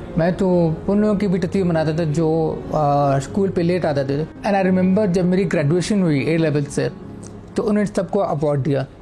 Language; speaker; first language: Urdu; native; Urdu